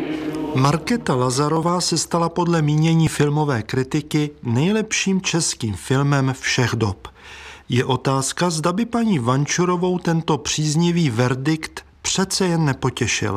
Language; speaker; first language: Czech; native; Czech